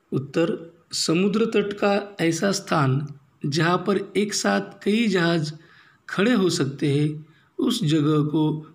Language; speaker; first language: Hindi; non-native, local second language; Marathi